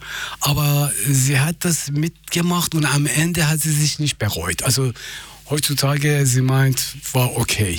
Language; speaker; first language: German; non-native, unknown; Persian